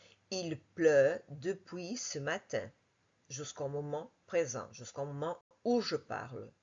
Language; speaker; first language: French; non-native, fluent; Portuguese